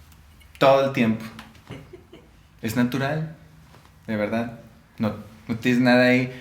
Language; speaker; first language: Spanish; native; Spanish